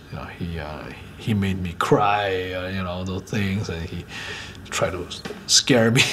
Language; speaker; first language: English; non-native, fluent; Chinese